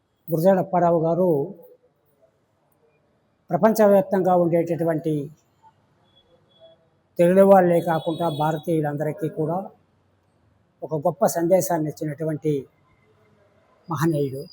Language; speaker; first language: Telugu; native; Telugu